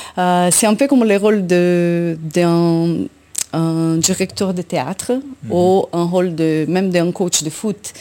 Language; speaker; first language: French; non-native, fluent; Portuguese